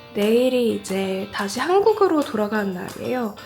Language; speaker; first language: Korean; native; Korean